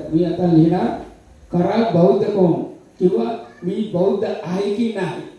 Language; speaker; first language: Marathi; non-native, fluent; Sinhala